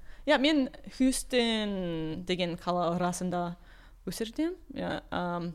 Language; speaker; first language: Kazakh; non-native, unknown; English